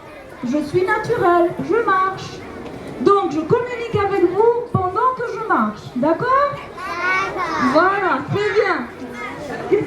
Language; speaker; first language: French; non-native, fluent; Romanian